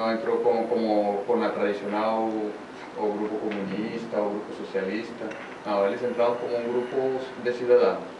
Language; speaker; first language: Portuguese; non-native, learner; Spanish